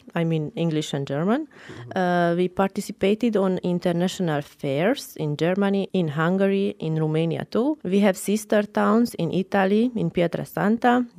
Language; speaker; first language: English; non-native, learner; Romanian